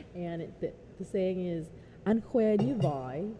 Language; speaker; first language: English; native; English